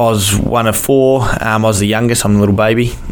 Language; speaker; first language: English; native; English